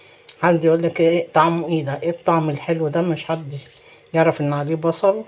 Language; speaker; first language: Arabic; native; Arabic